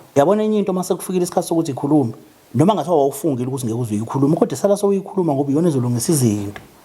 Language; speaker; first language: Zulu; native; Zulu